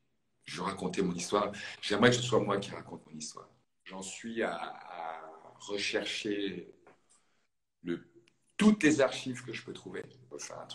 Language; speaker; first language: French; native; French